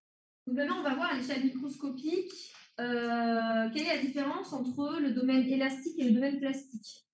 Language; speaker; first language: French; native; French